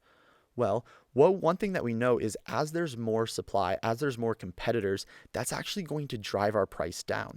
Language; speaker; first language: English; native; English